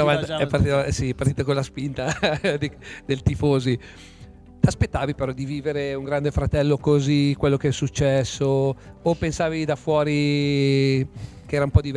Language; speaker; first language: Italian; native; Italian